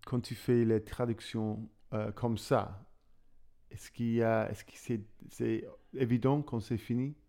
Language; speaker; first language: French; non-native, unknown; English